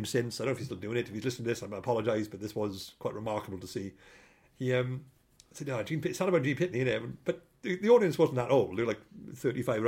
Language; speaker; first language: English; native; English